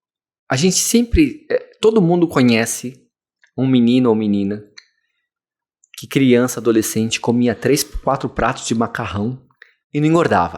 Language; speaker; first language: Portuguese; native; Portuguese